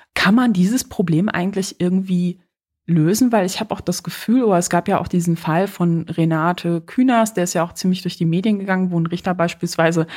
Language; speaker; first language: German; early bilingual, other home language; Polish